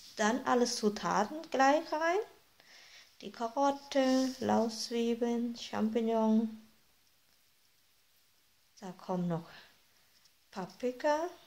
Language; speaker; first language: German; non-native, fluent; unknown